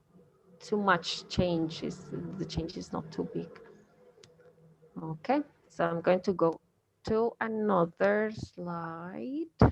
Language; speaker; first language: English; non-native, fluent; Spanish